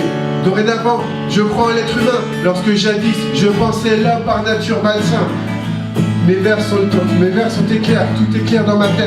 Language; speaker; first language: French; native; French